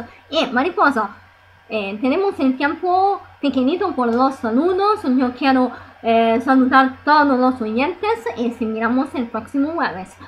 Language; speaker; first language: Spanish; non-native, fluent; Italian